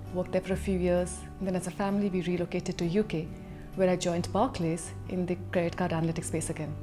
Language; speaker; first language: English; non-native, local second language; Hindi